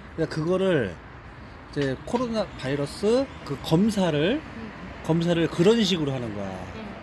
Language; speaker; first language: Korean; native; Korean